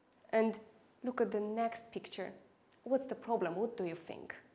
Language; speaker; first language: English; non-native, fluent; Armenian